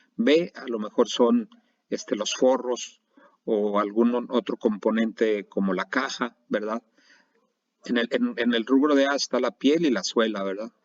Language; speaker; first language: Spanish; native; Spanish